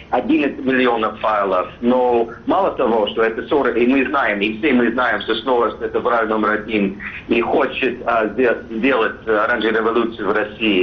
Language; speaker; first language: Russian; non-native, fluent; English